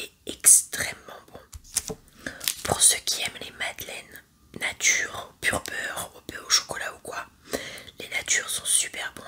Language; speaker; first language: French; native; French